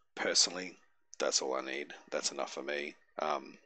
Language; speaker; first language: English; native; English